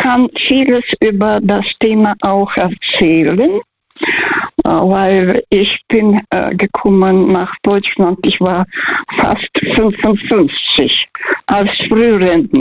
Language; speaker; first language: German; non-native, fluent; Russian